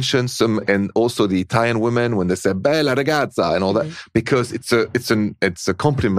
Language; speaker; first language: English; non-native, fluent; French